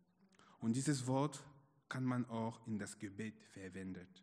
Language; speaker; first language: German; non-native, fluent; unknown